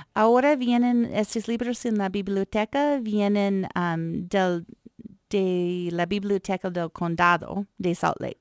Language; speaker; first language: Spanish; non-native, fluent; English